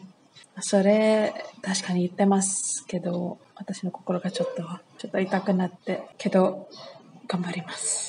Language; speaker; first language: Japanese; non-native, learner; English